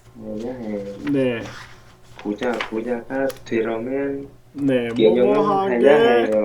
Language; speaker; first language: Korean; non-native, learner; Vietnamese